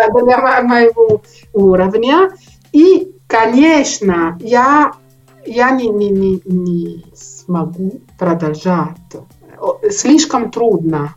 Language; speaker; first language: Russian; non-native, learner; Italian